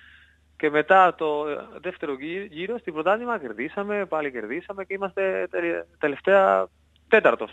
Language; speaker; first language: Greek; non-native, learner; Spanish